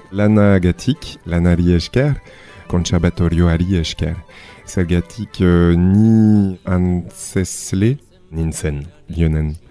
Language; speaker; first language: Basque; non-native, learner; French